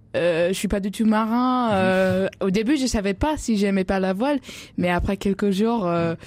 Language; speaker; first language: French; non-native, fluent; English